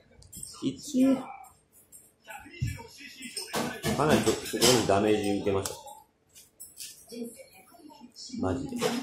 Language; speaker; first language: Japanese; native; Japanese